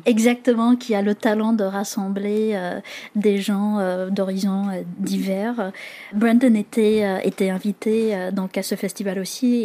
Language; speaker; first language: French; non-native, fluent; English